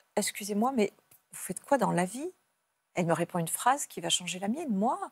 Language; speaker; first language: French; native; French